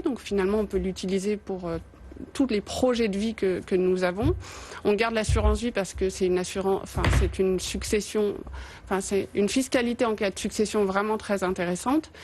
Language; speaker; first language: French; native; French